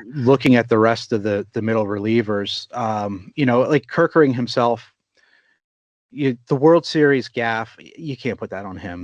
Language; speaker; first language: English; native; English